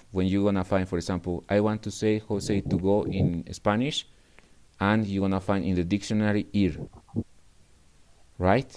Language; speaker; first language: English; non-native, fluent; Spanish